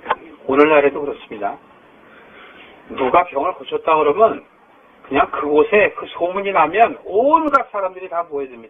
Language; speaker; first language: Korean; native; Korean